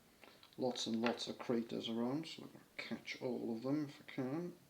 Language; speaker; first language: English; native; English